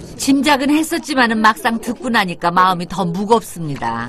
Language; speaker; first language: Korean; native; Korean